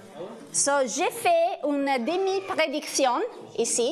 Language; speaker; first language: French; non-native, learner; Italian